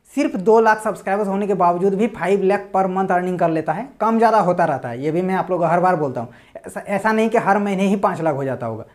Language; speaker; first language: Hindi; native; Hindi